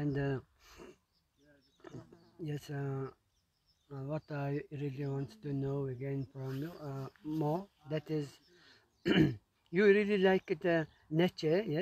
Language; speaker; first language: English; non-native, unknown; Mongolian